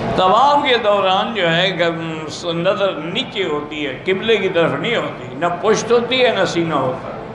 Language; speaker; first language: Urdu; native; Urdu